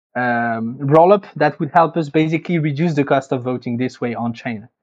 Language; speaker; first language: English; non-native, fluent; French